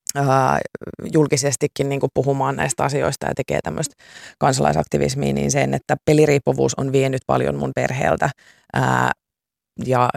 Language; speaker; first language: Finnish; native; Finnish